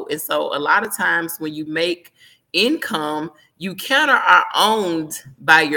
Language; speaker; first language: English; native; English